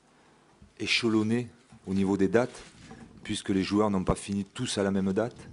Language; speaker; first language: French; native; French